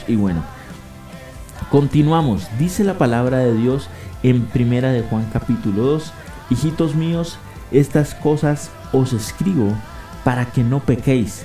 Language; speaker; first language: Spanish; native; Spanish